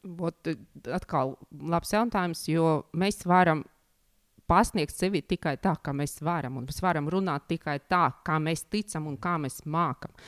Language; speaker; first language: Latvian; non-native, local second language; Russian